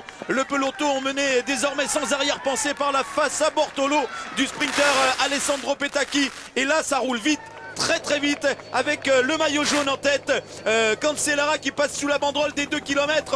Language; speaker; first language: French; native; French